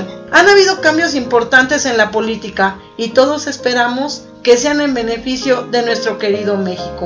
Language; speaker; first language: Spanish; native; Spanish